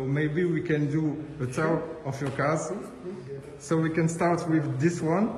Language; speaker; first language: English; non-native, learner; French